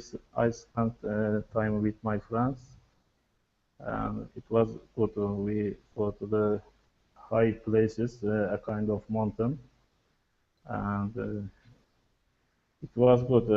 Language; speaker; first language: English; non-native, learner; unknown